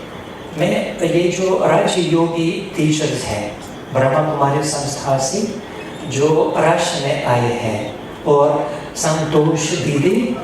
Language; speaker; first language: Hindi; non-native, fluent; Russian